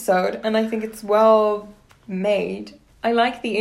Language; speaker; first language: English; non-native, fluent; Swedish